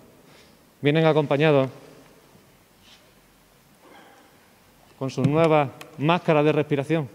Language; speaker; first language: Spanish; native; Spanish